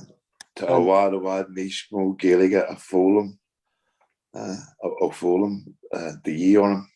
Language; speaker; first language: Irish; non-native, local second language; English